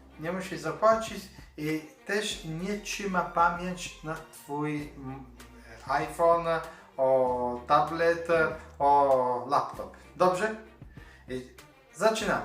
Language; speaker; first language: Polish; non-native, learner; Italian